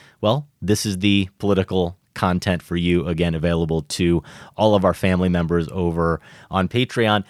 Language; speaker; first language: English; native; English